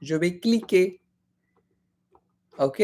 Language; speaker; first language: French; non-native, fluent; Hindi